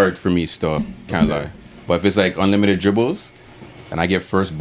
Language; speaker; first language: English; native; English